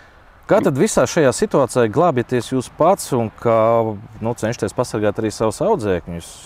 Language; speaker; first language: Latvian; native; Latvian